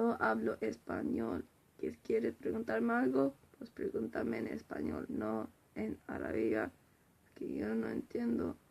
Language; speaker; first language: Spanish; non-native, learner; Swedish